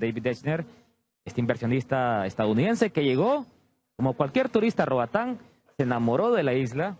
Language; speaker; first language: Spanish; native; Spanish